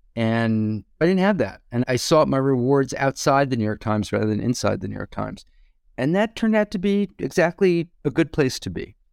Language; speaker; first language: English; native; English